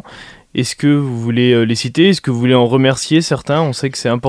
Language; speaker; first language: French; native; French